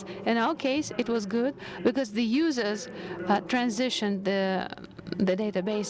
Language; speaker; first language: English; non-native, fluent; Russian